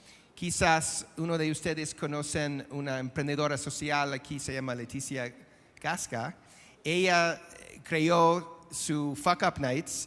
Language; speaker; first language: Spanish; non-native, fluent; English